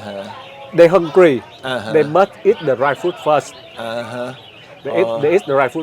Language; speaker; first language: English; non-native, learner; Vietnamese